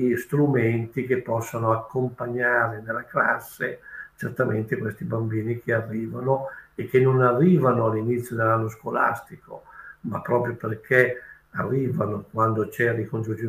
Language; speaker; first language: Italian; native; Italian